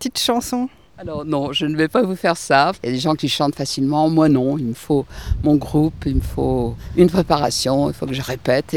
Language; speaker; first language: French; native; French